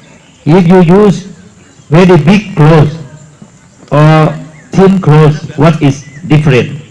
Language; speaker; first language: English; non-native, learner; Thai